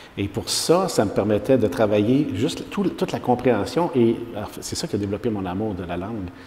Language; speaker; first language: French; native; French